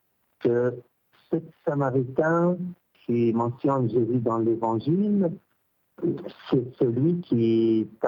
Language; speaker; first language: French; non-native, local second language; Arabic